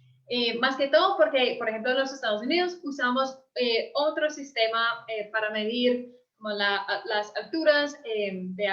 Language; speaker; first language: Spanish; early bilingual, heritage; English